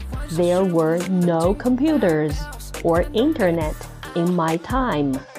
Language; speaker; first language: English; non-native, fluent; Chinese